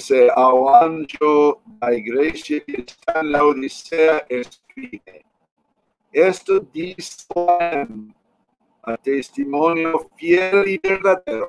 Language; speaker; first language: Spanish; non-native, fluent; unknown